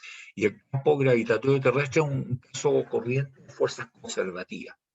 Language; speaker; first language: Spanish; native; Spanish